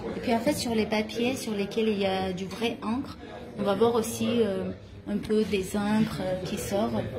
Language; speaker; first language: French; non-native, fluent; Armenian